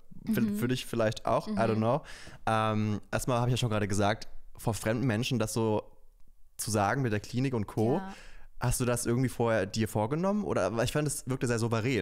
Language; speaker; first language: German; native; German